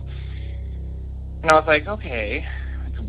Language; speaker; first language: English; native; English